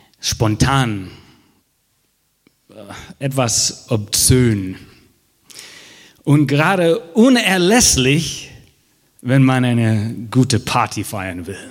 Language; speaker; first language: German; non-native, fluent; English